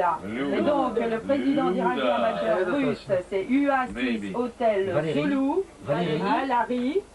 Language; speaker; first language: French; native; French